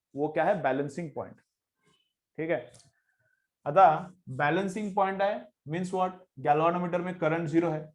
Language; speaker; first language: Hindi; non-native, local second language; Marathi